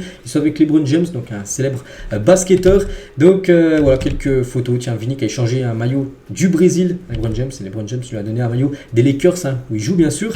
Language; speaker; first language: French; native; French